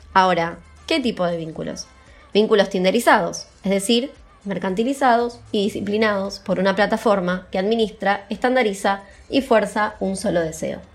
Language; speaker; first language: Spanish; native; Spanish